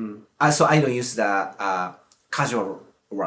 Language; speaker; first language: English; non-native, learner; Japanese